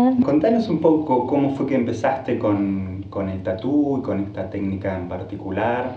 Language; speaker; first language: Spanish; native; Spanish